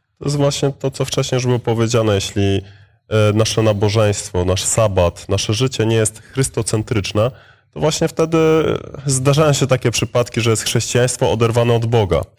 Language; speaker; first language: Polish; native; Polish